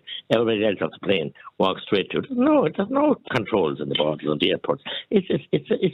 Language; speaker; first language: English; native; English